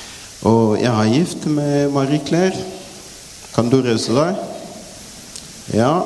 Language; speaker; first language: Norwegian; non-native, fluent; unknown